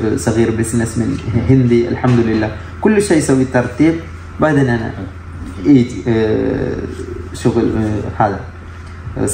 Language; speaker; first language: Arabic; non-native, learner; Malayalam